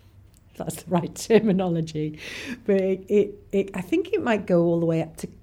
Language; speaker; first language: English; native; English